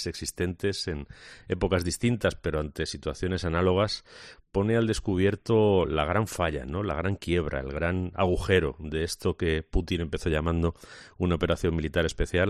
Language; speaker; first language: Spanish; native; Spanish